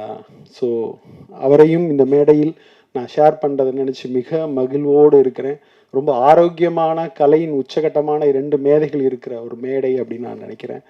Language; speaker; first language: Tamil; native; Tamil